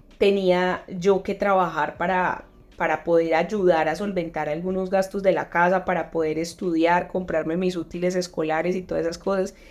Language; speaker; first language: Spanish; native; Spanish